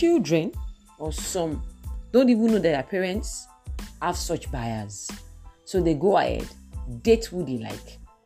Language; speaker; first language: English; non-native, local second language; Yoruba